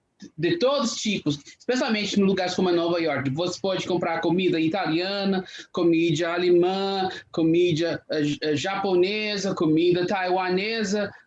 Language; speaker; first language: Portuguese; non-native, fluent; English